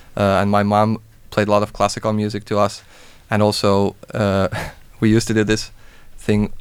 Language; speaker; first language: English; non-native, fluent; Finnish